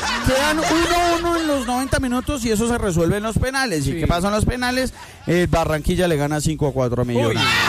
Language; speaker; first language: Spanish; native; Spanish